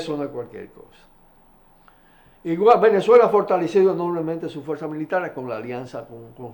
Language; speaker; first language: Spanish; native; Spanish